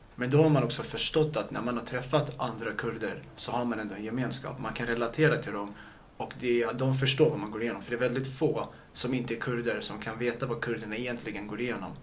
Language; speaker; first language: Swedish; early bilingual, other home language; Kurdish